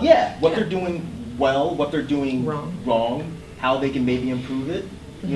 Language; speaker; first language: English; native; English